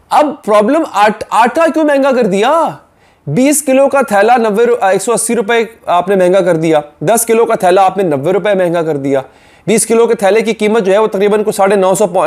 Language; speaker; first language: Urdu; native; Urdu